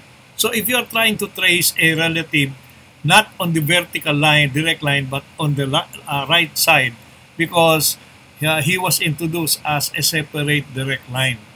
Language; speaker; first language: English; non-native, local second language; Filipino